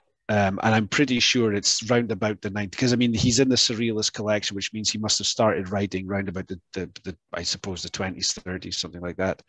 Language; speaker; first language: English; native; English